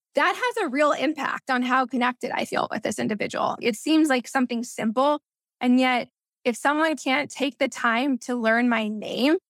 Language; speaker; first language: English; early bilingual, other home language; Spanish